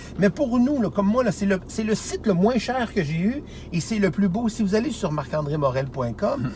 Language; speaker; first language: French; native; French